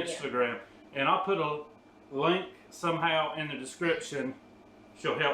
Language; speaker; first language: English; native; English